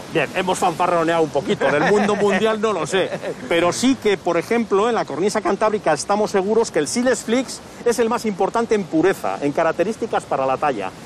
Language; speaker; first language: Spanish; native; Spanish